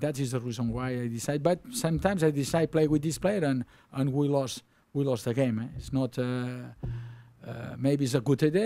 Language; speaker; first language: English; non-native, learner; Spanish